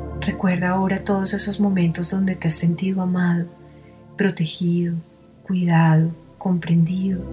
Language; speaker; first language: Spanish; native; Spanish